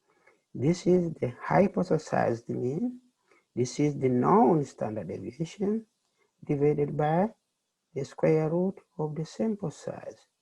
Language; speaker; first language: English; non-native, fluent; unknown